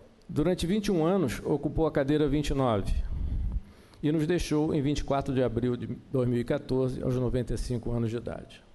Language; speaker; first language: Portuguese; native; Portuguese